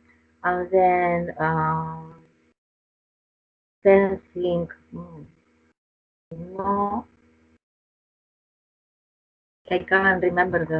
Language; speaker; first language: English; non-native, learner; Spanish